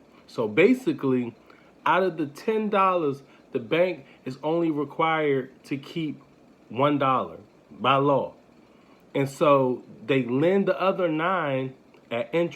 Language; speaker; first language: English; native; English